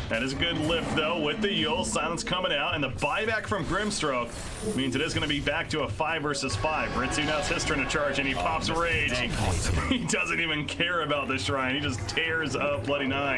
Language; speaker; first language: English; native; English